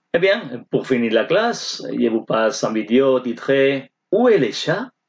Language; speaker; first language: French; non-native, fluent; Spanish